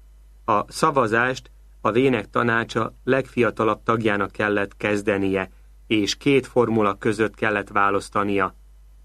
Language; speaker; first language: Hungarian; native; Hungarian